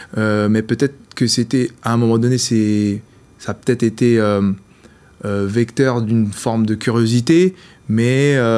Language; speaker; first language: French; native; French